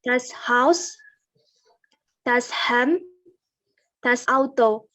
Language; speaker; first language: German; non-native, learner; Indonesian